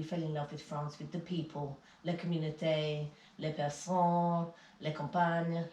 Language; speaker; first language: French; non-native, learner; English